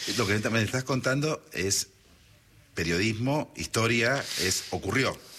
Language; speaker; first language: Spanish; native; Spanish